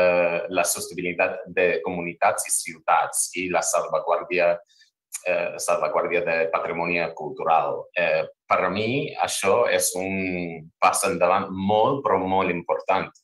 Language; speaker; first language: Catalan; non-native, fluent; English